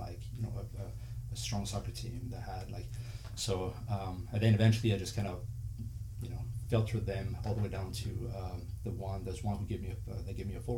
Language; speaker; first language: English; non-native, fluent; French